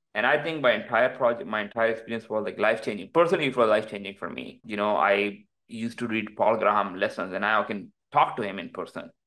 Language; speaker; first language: English; non-native, local second language; Urdu